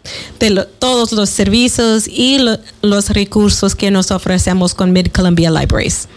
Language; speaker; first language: Spanish; non-native, fluent; English